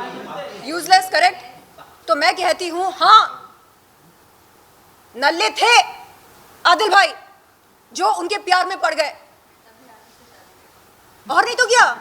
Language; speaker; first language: Hindi; native; Hindi